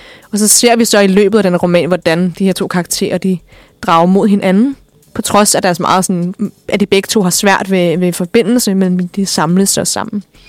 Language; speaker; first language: Danish; native; Danish